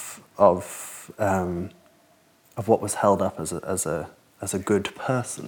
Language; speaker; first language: English; native; English